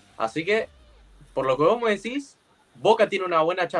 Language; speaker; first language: Spanish; native; Spanish